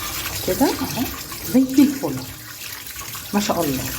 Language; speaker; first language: Arabic; native; Arabic